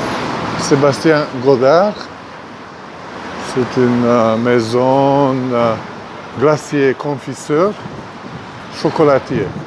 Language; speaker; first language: French; non-native, fluent; Hungarian